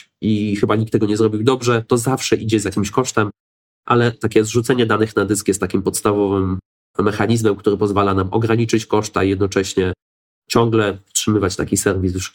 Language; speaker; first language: Polish; native; Polish